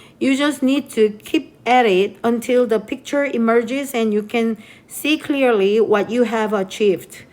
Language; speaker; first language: English; non-native, fluent; Korean